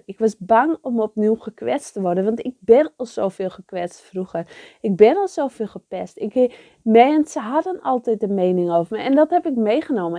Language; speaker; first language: Dutch; native; Dutch